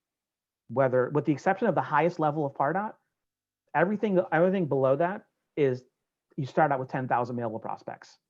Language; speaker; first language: English; native; English